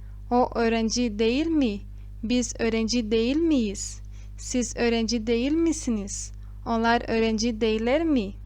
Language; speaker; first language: Turkish; non-native, fluent; Portuguese